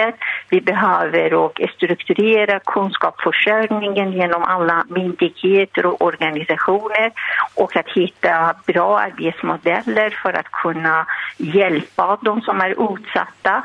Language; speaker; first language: Swedish; non-native, fluent; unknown